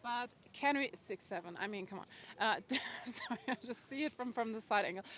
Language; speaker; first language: English; non-native, fluent; German